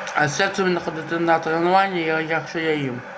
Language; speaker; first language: Ukrainian; non-native, local second language; Russian